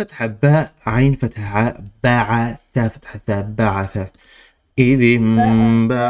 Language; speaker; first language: Arabic; non-native, fluent; English